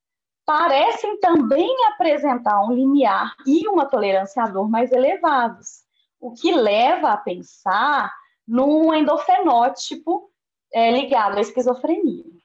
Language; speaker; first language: Portuguese; native; Portuguese